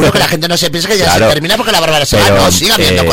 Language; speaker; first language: Spanish; native; Spanish